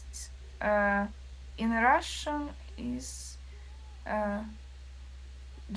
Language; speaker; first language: English; non-native, learner; Russian